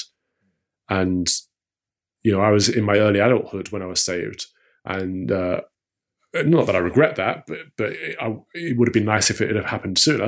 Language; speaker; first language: English; native; English